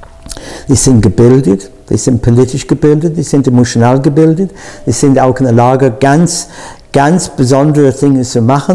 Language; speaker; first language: German; non-native, fluent; English